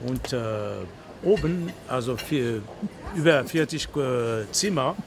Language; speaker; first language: German; non-native, learner; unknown